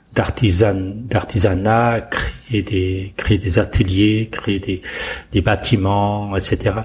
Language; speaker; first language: French; non-native, fluent; Portuguese